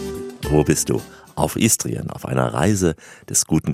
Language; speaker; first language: German; native; German